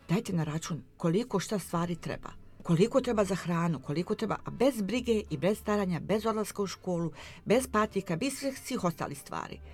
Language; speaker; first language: Croatian; native; Croatian